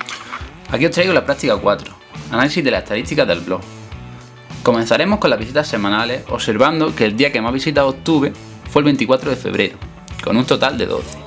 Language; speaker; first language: Spanish; native; Spanish